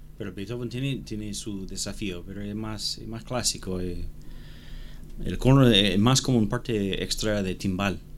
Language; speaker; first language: Spanish; non-native, learner; English